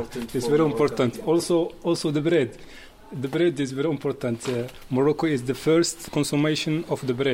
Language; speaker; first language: English; non-native, learner; Arabic